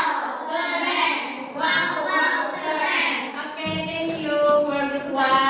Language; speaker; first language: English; non-native, learner; Indonesian